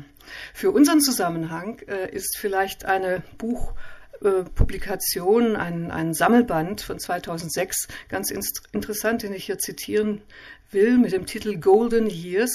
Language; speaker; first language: German; native; German